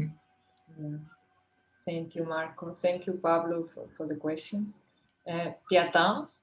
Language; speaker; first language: English; non-native, fluent; Portuguese